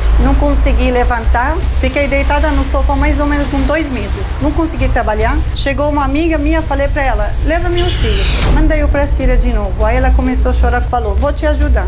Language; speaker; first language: Portuguese; non-native, learner; Arabic